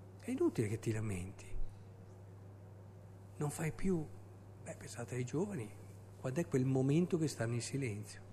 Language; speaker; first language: Italian; native; Italian